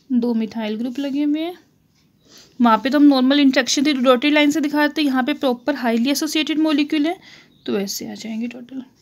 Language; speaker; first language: Hindi; native; Hindi